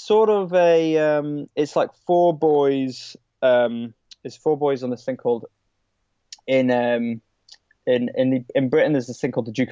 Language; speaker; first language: English; native; English